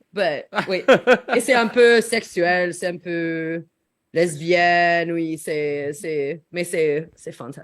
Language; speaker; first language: French; non-native, learner; English